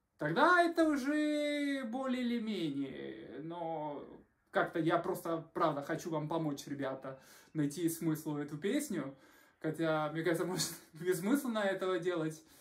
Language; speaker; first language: Russian; non-native, fluent; Spanish